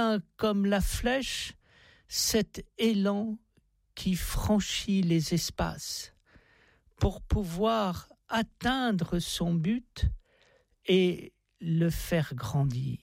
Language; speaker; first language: French; native; French